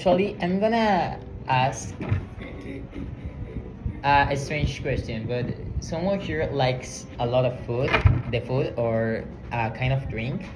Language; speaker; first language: English; non-native, learner; Spanish